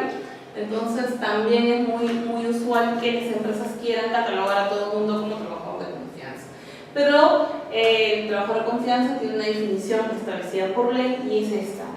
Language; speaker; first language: Spanish; native; Spanish